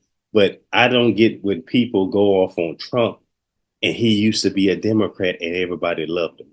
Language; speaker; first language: English; native; English